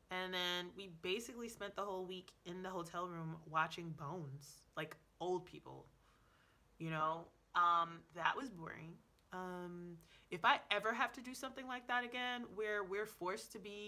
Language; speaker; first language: English; native; English